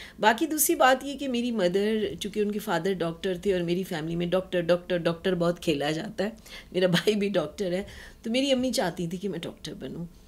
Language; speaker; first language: Urdu; non-native, local second language; Punjabi